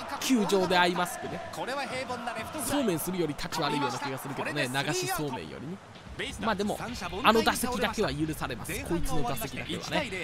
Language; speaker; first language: Japanese; native; Japanese